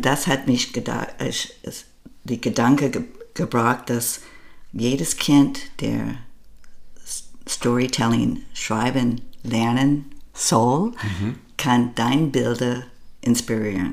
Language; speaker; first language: German; non-native, learner; English